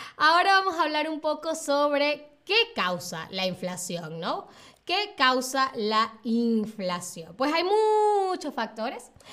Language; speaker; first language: Spanish; native; Spanish